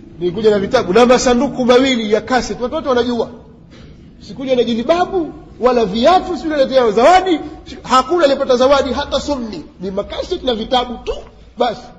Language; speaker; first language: Swahili; native; Swahili